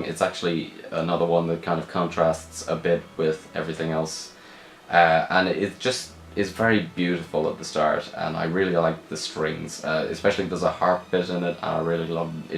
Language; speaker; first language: English; native; English